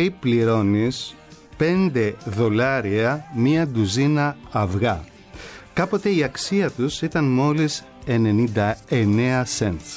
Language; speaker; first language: Greek; native; Greek